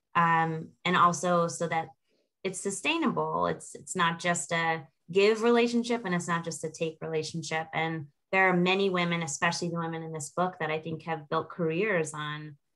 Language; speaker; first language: English; native; English